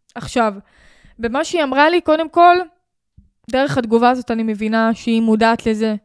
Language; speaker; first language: Hebrew; native; Hebrew